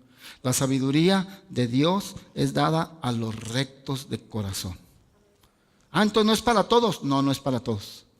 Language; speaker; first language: Spanish; native; Spanish